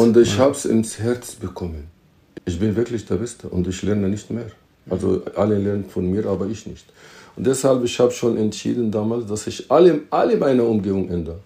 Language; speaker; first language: German; non-native, fluent; Arabic